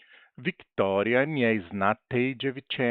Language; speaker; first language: Polish; non-native, learner; Portuguese